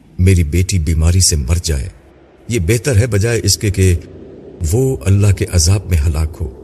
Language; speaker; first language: Urdu; native; Urdu